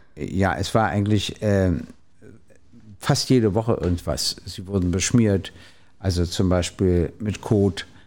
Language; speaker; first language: German; native; German